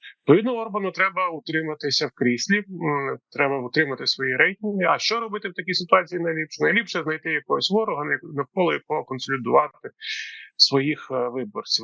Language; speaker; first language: Ukrainian; native; Ukrainian